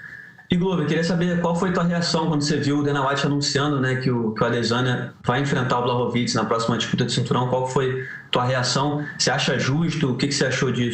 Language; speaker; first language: Portuguese; native; Portuguese